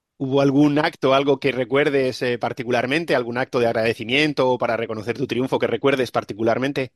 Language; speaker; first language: Spanish; native; Spanish